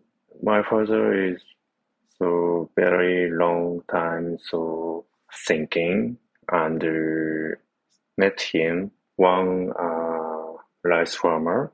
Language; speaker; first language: English; non-native, learner; Japanese